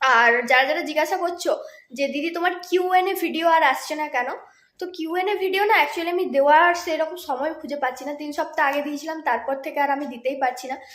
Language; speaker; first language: Bangla; non-native, local second language; Santali